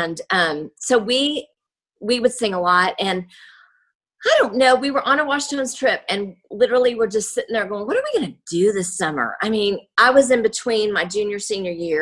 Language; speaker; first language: English; native; English